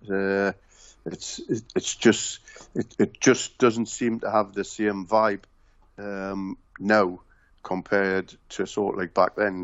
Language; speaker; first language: English; native; English